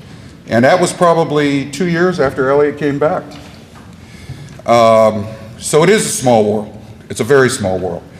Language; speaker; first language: English; native; English